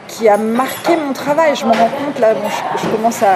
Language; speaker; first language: French; native; French